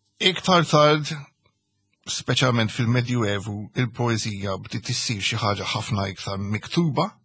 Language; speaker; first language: Maltese; early bilingual, heritage; Maltese